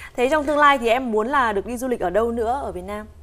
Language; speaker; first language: Vietnamese; native; Vietnamese